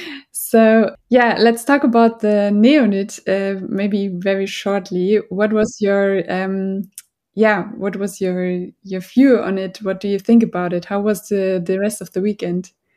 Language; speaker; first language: English; non-native, fluent; German